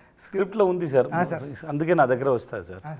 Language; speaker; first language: Telugu; non-native, learner; Tamil